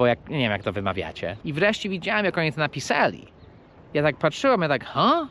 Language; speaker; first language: Polish; non-native, fluent; English